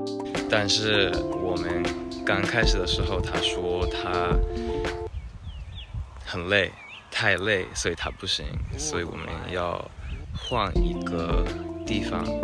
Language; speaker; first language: Chinese; non-native, fluent; English